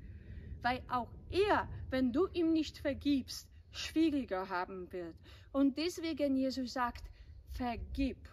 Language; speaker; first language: German; non-native, fluent; Polish